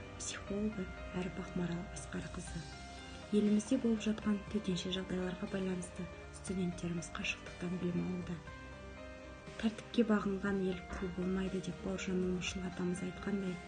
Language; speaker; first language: Kazakh; native; Kazakh